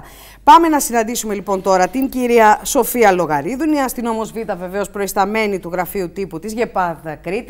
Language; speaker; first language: Greek; native; Greek